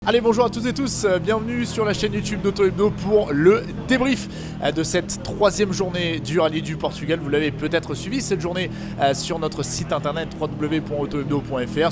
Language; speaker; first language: French; native; French